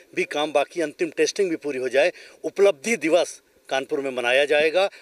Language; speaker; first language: Hindi; native; Hindi